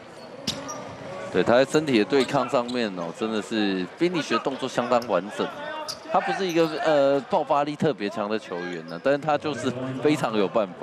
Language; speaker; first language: Chinese; native; Chinese